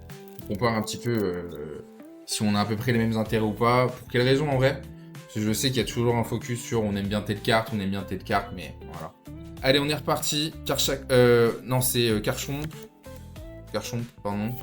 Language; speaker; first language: French; native; French